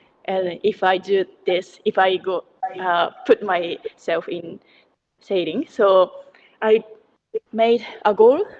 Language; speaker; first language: English; non-native, learner; Japanese